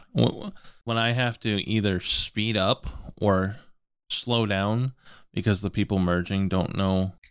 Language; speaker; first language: English; native; English